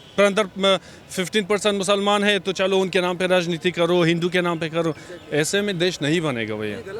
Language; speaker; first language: Hindi; non-native, fluent; Persian